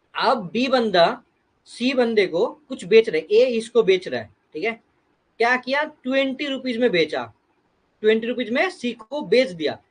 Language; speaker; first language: Hindi; non-native, local second language; Bangla